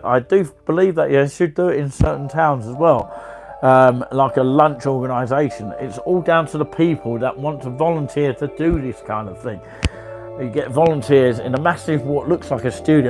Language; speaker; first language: English; native; English